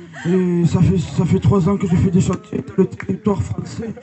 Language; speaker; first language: French; native; French